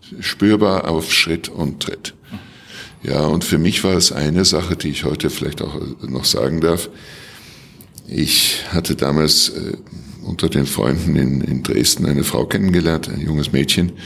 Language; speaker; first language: German; native; German